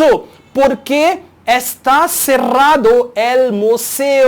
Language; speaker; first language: Spanish; non-native, learner; Urdu